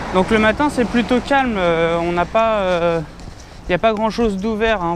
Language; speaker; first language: French; native; French